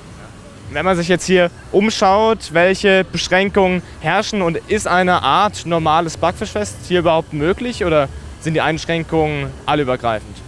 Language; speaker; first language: German; native; German